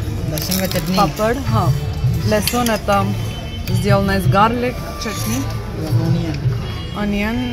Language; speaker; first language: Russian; early bilingual, heritage; Russian